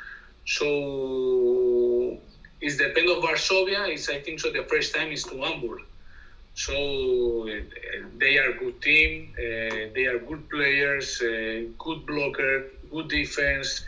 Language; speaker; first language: English; non-native, learner; Spanish